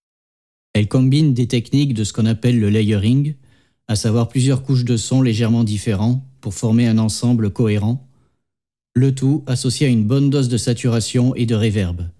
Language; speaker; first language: French; native; French